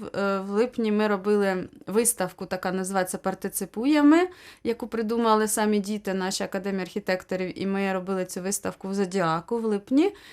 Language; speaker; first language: Ukrainian; native; Ukrainian